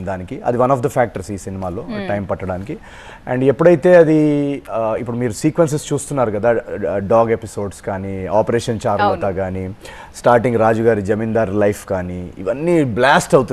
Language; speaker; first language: Telugu; native; Telugu